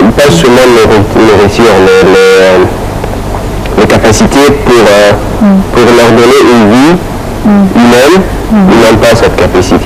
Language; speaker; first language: French; non-native, fluent; Arabic